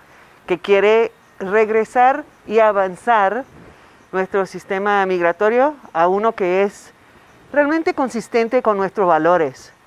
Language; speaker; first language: Spanish; non-native, fluent; English